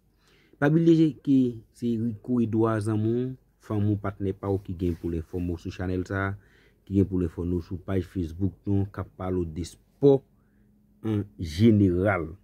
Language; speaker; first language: French; non-native, learner; Haitian Creole